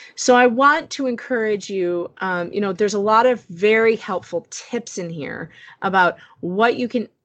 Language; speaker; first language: English; native; English